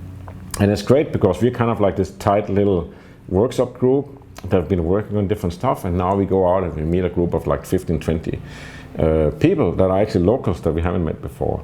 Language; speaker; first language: English; non-native, fluent; Danish